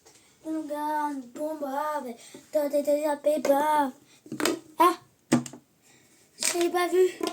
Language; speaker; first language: French; native; French